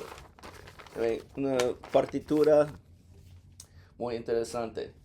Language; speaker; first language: Spanish; non-native, learner; English